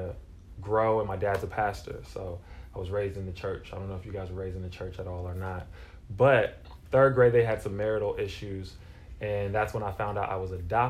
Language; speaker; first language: English; native; English